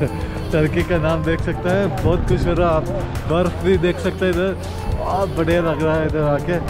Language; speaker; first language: Hindi; non-native, local second language; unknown